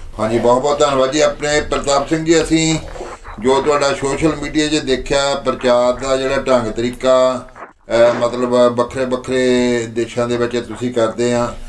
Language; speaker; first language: Punjabi; native; Punjabi